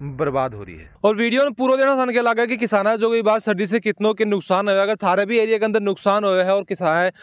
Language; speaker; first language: Hindi; native; Hindi